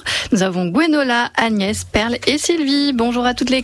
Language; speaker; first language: French; native; French